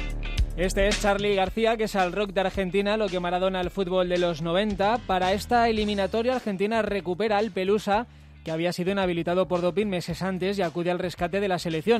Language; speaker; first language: Spanish; native; Spanish